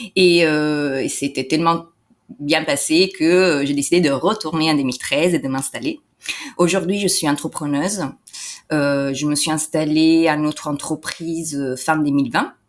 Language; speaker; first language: French; non-native, fluent; Italian